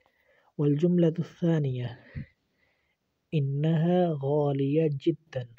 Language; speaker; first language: Arabic; non-native, fluent; Urdu